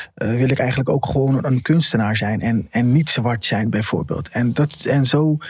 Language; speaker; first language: Dutch; early bilingual, other home language; Papiamento